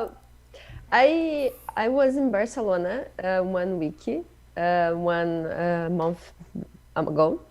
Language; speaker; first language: English; non-native, learner; Portuguese